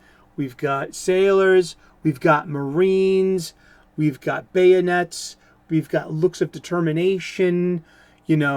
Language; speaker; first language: English; native; English